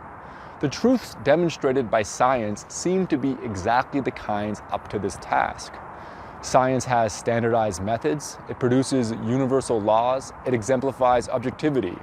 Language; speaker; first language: English; native; English